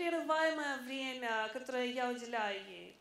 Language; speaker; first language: Russian; native; Russian